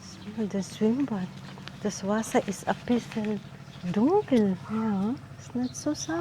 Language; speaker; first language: German; non-native, learner; Filipino